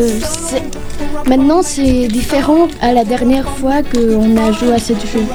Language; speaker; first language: French; non-native, fluent; Spanish